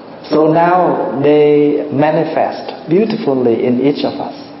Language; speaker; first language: English; non-native, fluent; Vietnamese